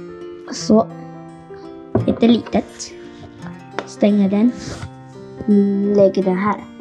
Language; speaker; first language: Swedish; non-native, fluent; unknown